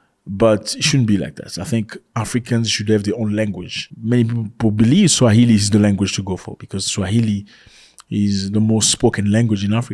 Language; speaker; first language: English; non-native, fluent; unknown